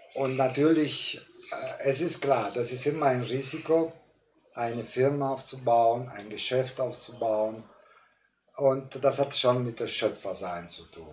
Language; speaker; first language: German; non-native, fluent; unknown